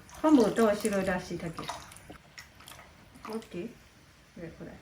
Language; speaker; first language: Japanese; non-native, learner; Thai